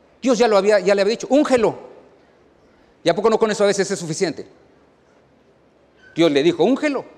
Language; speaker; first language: Spanish; native; Spanish